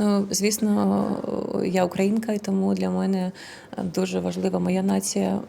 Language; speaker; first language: Ukrainian; non-native, local second language; Russian